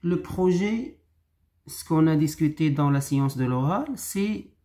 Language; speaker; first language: French; non-native, local second language; Arabic